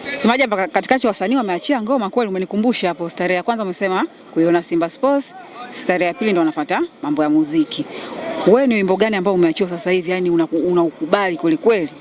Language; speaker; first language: Swahili; native; Swahili